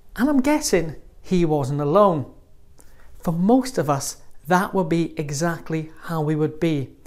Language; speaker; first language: English; native; English